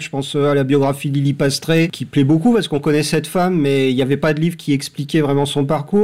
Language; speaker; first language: French; native; French